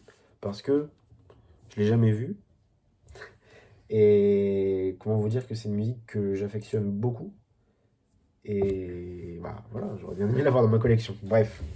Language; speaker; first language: French; native; French